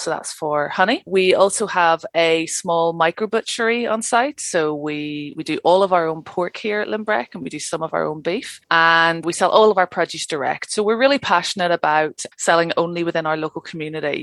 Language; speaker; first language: English; native; English